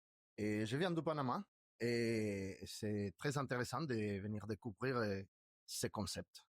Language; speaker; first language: French; non-native, fluent; Spanish